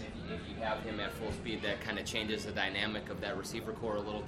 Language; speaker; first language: English; native; English